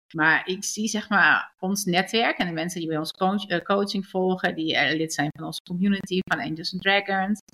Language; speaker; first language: Dutch; early bilingual, other home language; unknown